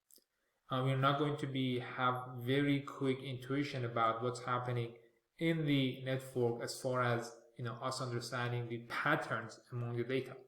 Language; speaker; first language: English; non-native, fluent; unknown